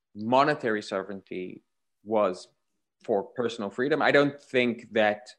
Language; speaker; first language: English; native; English